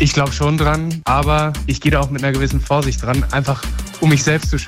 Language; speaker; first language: German; native; German